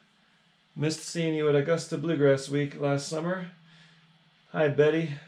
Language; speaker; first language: English; native; English